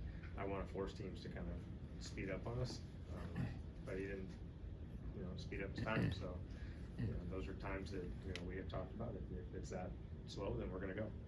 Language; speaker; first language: English; native; English